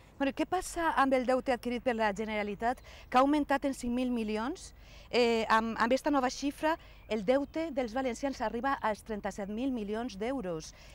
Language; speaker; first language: Catalan; native; Catalan